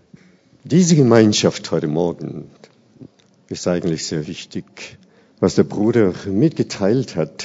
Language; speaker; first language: German; non-native, fluent; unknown